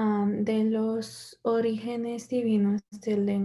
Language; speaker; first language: Spanish; non-native, learner; English